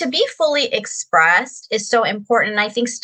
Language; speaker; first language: English; native; English